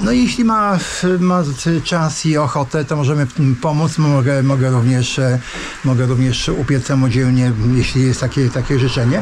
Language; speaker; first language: Polish; native; Polish